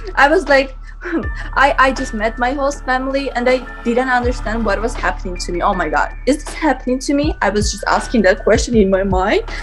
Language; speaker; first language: English; non-native, fluent; Armenian